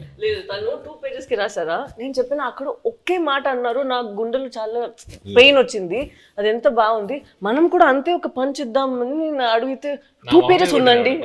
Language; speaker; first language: Telugu; non-native, fluent; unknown